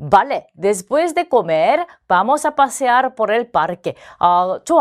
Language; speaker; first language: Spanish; non-native, fluent; Korean